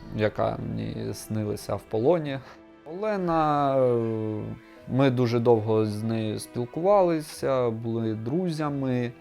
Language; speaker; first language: Ukrainian; native; Ukrainian